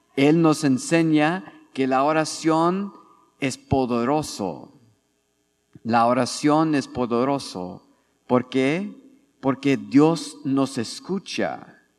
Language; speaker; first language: Spanish; non-native, fluent; English